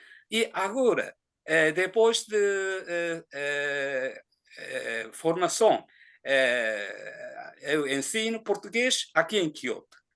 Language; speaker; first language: Portuguese; non-native, fluent; Japanese